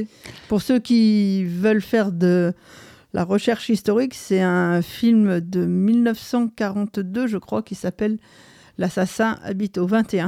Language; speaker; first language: French; native; French